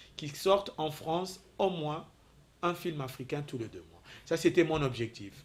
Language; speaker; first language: French; non-native, local second language; Lingala